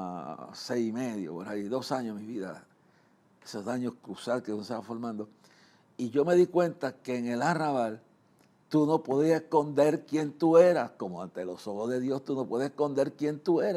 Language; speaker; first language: Spanish; native; Spanish